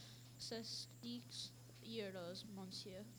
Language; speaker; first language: French; non-native, learner; English